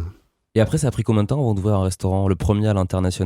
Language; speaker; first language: French; native; French